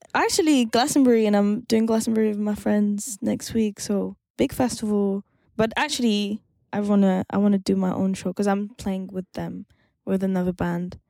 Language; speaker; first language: English; non-native, fluent; French